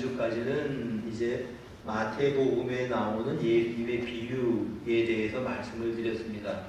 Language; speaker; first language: Korean; native; Korean